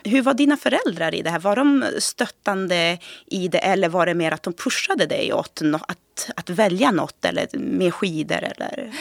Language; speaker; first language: Swedish; early bilingual, other home language; Portuguese